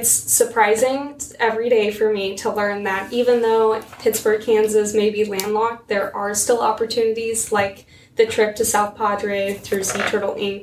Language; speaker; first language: English; native; English